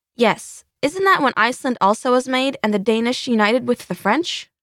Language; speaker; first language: English; non-native, fluent; Swedish